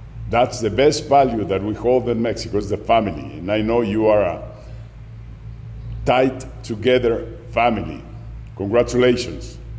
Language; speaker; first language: English; non-native, fluent; Spanish